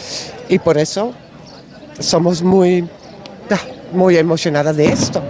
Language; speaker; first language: Spanish; non-native, learner; Dutch